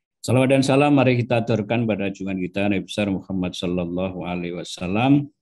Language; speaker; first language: Indonesian; non-native, local second language; Javanese